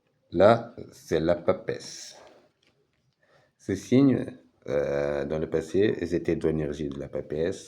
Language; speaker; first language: French; non-native, fluent; Portuguese